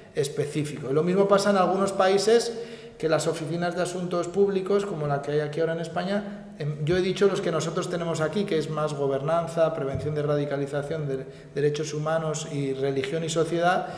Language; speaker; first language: Spanish; native; Spanish